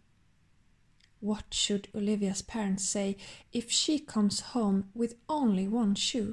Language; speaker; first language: English; non-native, fluent; Swedish